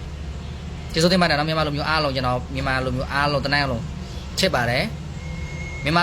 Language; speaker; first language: Burmese; non-native, learner; Khmer